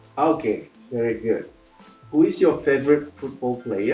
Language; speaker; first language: English; non-native, fluent; Indonesian